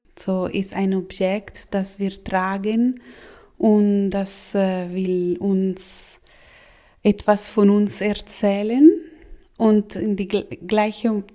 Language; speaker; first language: German; non-native, local second language; Italian